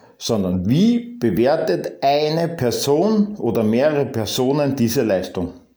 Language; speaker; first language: German; native; German